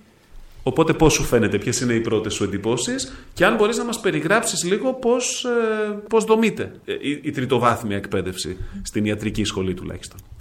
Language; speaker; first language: Greek; native; Greek